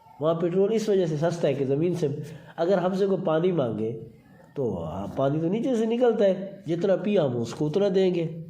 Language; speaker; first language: Urdu; non-native, local second language; Saraiki